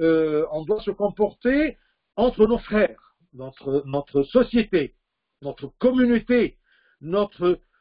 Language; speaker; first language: French; non-native, fluent; Arabic